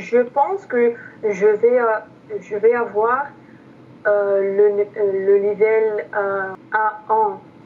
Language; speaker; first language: French; non-native, learner; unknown